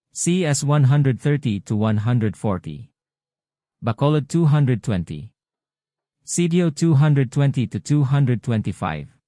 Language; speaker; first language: Filipino; non-native, local second language; Bikol